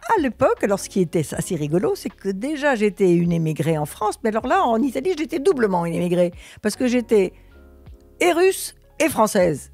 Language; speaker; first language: French; early bilingual, other home language; Russian